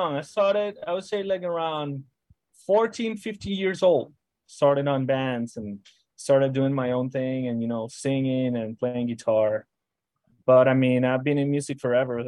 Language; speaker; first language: English; non-native, fluent; Spanish